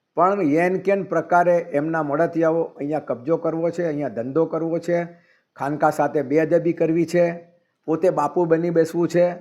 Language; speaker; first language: Gujarati; native; Gujarati